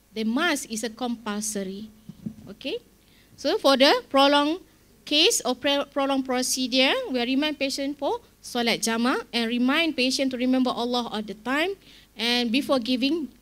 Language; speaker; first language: English; non-native, local second language; Malay